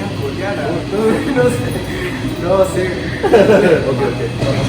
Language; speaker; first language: Spanish; non-native, learner; Korean